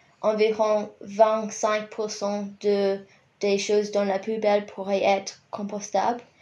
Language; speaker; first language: French; non-native, fluent; English